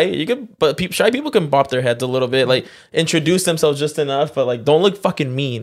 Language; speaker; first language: English; early bilingual, other home language; Spanish